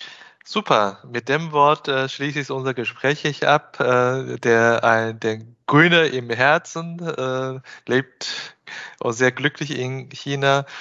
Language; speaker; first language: German; non-native, fluent; Chinese